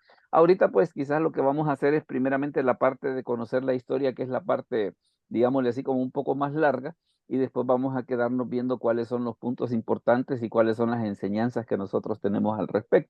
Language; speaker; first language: Spanish; native; Spanish